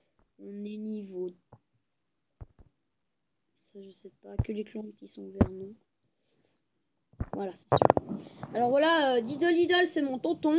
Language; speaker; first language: French; native; French